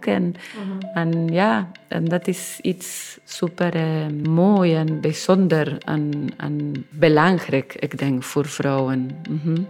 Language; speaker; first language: Dutch; non-native, learner; Spanish